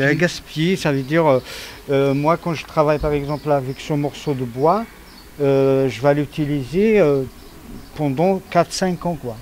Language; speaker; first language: French; non-native, fluent; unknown